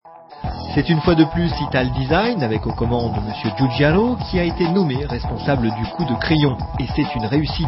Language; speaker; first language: French; native; French